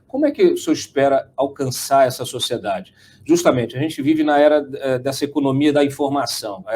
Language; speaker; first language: Portuguese; native; Portuguese